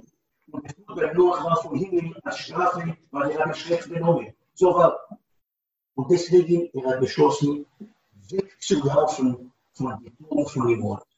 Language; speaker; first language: German; non-native, learner; Hebrew